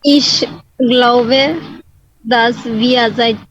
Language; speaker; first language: German; non-native, learner; Bangla